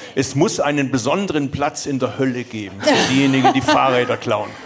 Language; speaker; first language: German; native; German